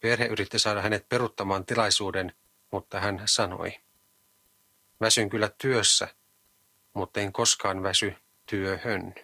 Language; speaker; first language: Finnish; native; Finnish